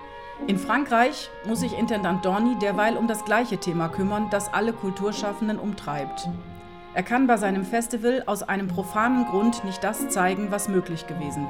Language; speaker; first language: German; native; German